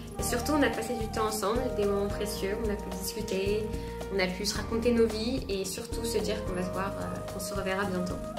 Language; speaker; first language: French; early bilingual, other home language; Romanian